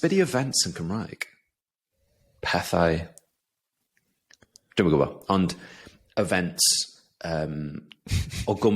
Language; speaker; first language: Welsh; non-native, local second language; English